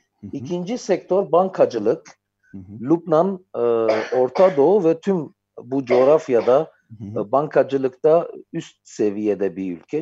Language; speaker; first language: Turkish; non-native, fluent; Armenian